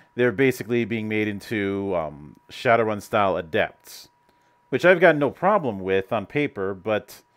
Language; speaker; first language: English; native; English